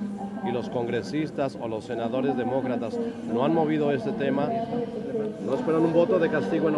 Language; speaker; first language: Spanish; native; Spanish